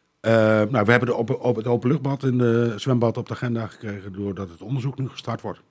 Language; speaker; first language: Dutch; native; Dutch